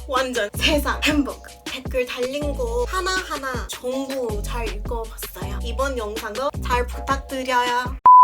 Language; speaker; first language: Korean; non-native, fluent; English